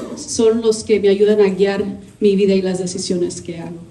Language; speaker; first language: Spanish; early bilingual, heritage; Spanish